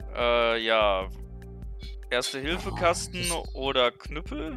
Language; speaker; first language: German; native; German